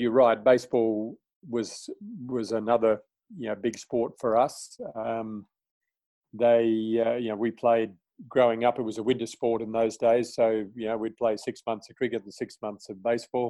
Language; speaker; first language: English; native; English